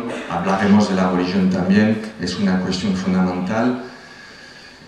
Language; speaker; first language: Spanish; non-native, fluent; French